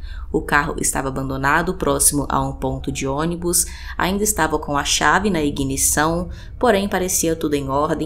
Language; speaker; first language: Portuguese; native; Portuguese